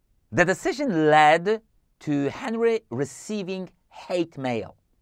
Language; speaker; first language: English; non-native, fluent; Polish